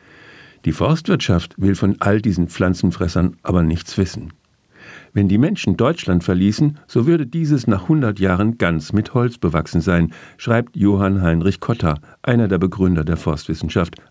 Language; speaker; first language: German; native; German